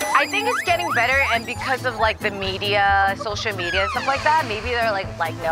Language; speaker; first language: English; early bilingual, other home language; Korean